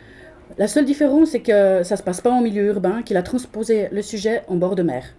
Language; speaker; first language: French; native; French